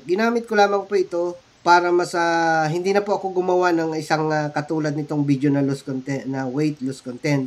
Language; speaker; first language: Filipino; native; Filipino